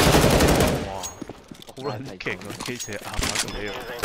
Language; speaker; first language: Cantonese; native; Cantonese